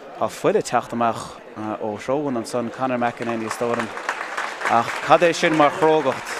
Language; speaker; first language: Irish; native; Irish